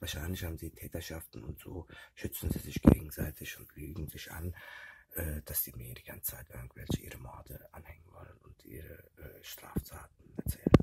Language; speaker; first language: German; early bilingual, other home language; Turkish